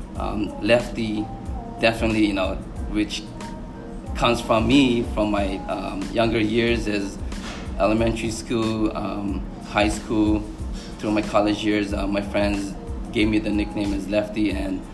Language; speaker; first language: English; native; English